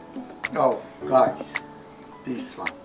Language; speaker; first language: English; non-native, learner; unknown